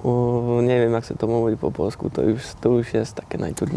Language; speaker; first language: Polish; non-native, learner; Czech